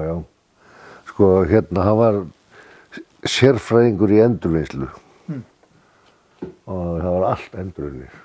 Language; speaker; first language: Icelandic; native; Icelandic